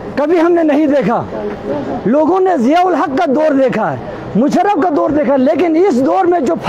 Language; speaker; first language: Urdu; non-native, local second language; Balti